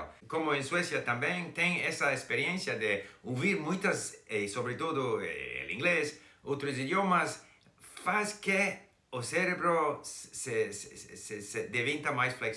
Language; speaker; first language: Portuguese; non-native, fluent; English